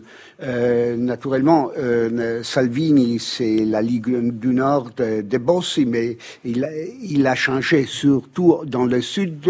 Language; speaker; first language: French; non-native, fluent; Italian